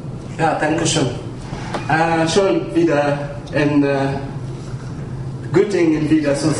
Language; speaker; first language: German; non-native, fluent; Arabic